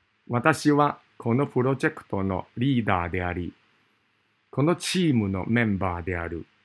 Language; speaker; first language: Japanese; non-native, fluent; Cantonese